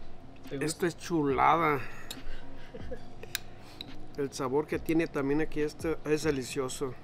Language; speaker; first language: Spanish; native; Spanish